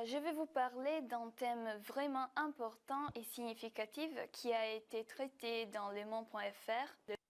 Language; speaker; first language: French; non-native, fluent; Arabic